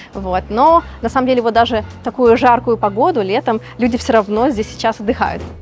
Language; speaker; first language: Russian; native; Russian